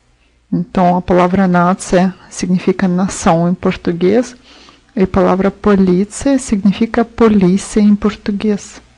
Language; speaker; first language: Portuguese; non-native, fluent; Russian